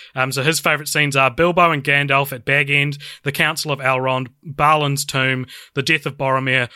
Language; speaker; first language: English; native; English